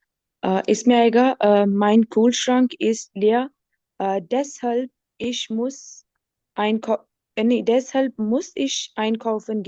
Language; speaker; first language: German; non-native, learner; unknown